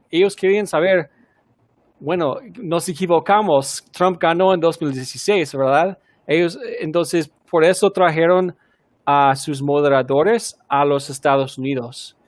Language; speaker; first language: Spanish; non-native, fluent; English